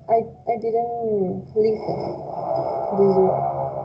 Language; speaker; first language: English; non-native, fluent; Spanish